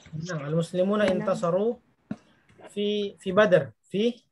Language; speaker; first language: Arabic; non-native, fluent; Indonesian